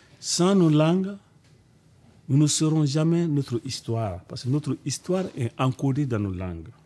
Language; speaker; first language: French; non-native, local second language; Bambara